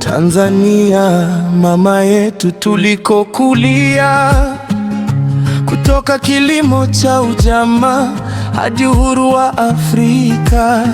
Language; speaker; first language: Swahili; native; Swahili